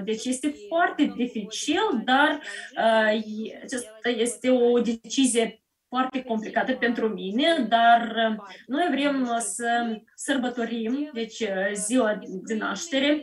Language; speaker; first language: Romanian; early bilingual, heritage; Romanian